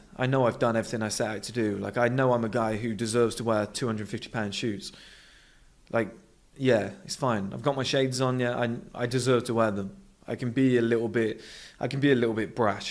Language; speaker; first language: English; native; English